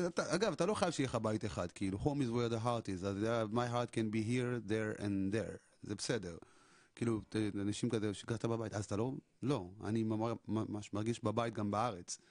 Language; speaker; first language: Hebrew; early bilingual, other home language; Amharic